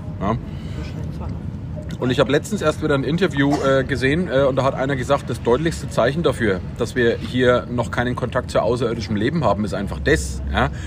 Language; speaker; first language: German; native; German